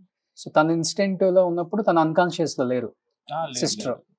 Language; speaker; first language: Telugu; native; Telugu